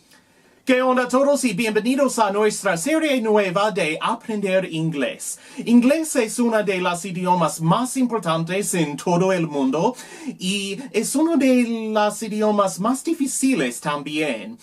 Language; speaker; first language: Spanish; non-native, learner; English